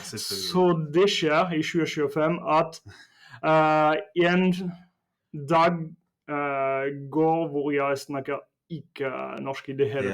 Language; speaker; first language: Norwegian; non-native, fluent; French